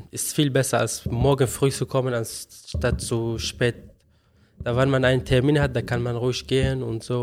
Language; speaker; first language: German; non-native, learner; Arabic